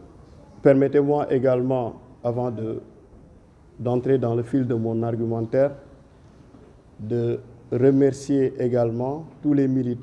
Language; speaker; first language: French; non-native, local second language; Wolof